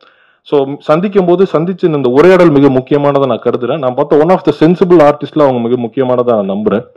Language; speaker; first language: Tamil; native; Tamil